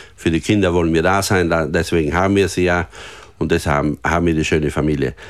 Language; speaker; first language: German; native; German